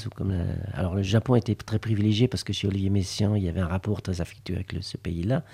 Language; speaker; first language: French; native; French